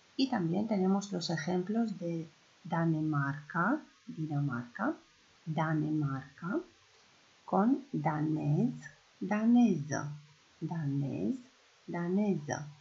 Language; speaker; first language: Spanish; non-native, fluent; Romanian